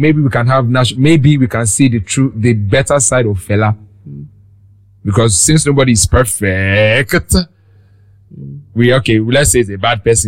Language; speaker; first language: English; non-native, local second language; Yoruba